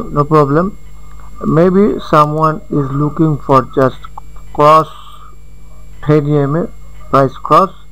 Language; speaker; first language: English; non-native, local second language; Bangla